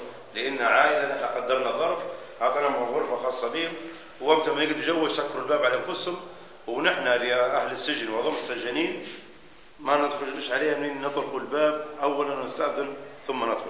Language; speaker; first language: Arabic; native; Arabic